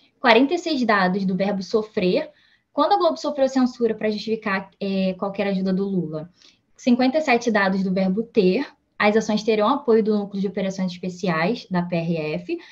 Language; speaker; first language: Portuguese; native; Portuguese